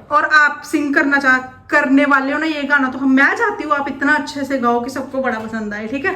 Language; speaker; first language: Hindi; native; Hindi